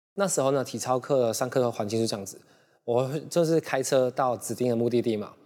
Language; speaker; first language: Chinese; non-native, local second language; Cantonese